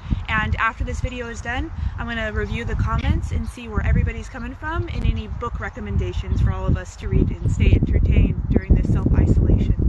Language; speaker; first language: English; native; English